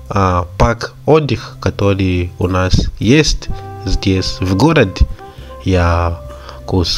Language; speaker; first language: Russian; non-native, learner; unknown